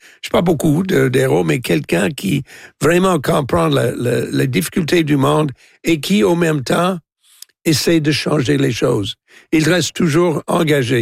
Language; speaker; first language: French; non-native, local second language; English